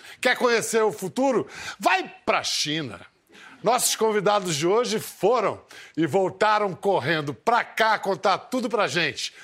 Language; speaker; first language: Portuguese; native; Portuguese